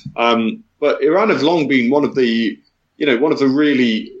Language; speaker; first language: English; native; English